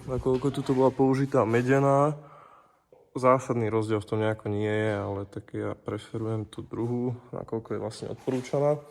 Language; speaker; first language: Slovak; native; Slovak